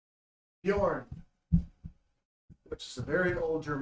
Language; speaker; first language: English; native; English